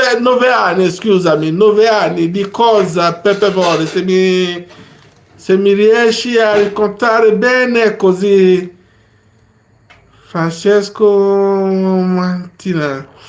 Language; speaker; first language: Italian; non-native, learner; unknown